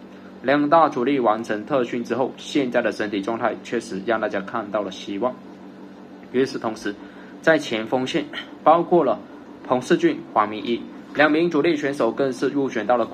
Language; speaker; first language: Chinese; native; Chinese